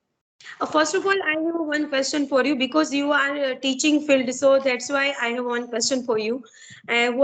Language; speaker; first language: English; non-native, learner; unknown